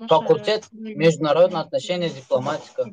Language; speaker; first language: Russian; non-native, learner; Turkmen